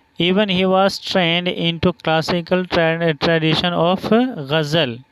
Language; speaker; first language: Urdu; non-native, local second language; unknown